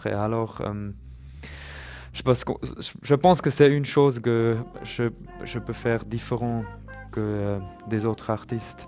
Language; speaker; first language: French; non-native, learner; German